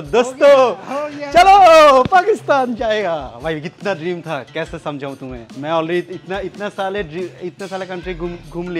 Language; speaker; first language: Hindi; non-native, learner; Bangla